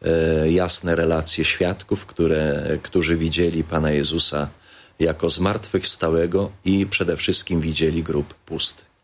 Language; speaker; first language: Polish; native; Polish